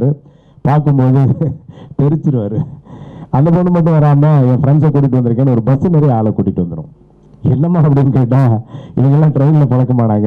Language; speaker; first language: Tamil; native; Tamil